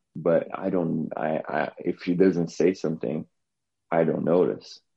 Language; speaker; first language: English; non-native, fluent; Portuguese